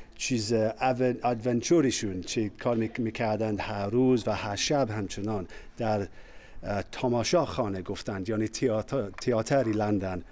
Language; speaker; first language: Persian; non-native, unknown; English